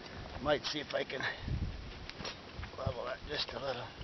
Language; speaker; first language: English; native; English